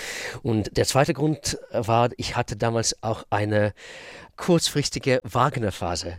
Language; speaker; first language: German; non-native, fluent; Russian